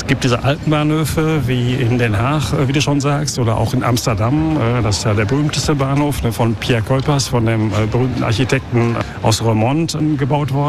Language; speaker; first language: German; native; German